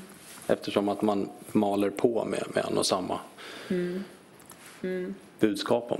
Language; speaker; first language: Swedish; native; Swedish